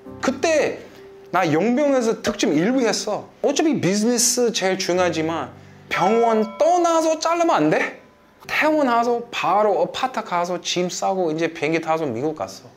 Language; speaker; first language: Korean; non-native, fluent; English